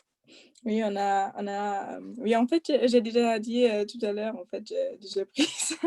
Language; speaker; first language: French; non-native, fluent; German